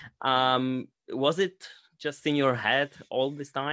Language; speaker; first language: English; non-native, fluent; Polish